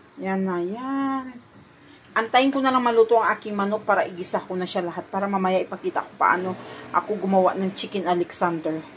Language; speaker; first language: Filipino; non-native, local second language; Hiligaynon